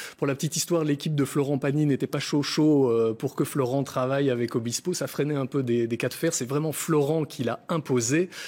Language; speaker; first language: French; native; French